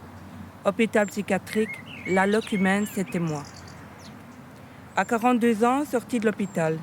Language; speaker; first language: French; native; French